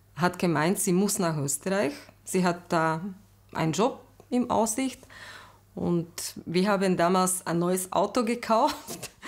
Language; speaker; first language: German; non-native, fluent; Slovak